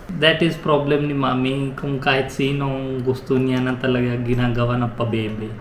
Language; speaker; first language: Filipino; non-native, learner; Punjabi